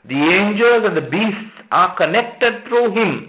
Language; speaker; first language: English; non-native, local second language; Sinhala